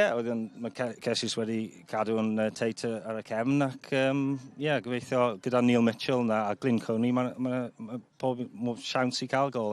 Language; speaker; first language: Welsh; non-native, local second language; English